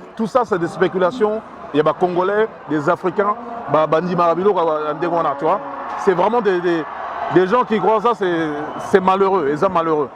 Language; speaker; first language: French; early bilingual, other home language; Lingala